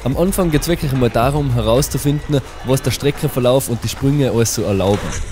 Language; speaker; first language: German; native; German